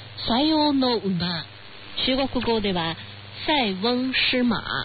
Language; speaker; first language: Japanese; non-native, fluent; Chinese